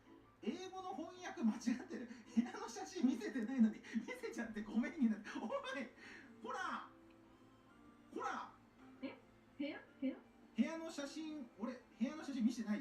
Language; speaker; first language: Japanese; native; Japanese